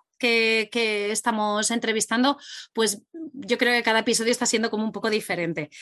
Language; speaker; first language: Spanish; native; Spanish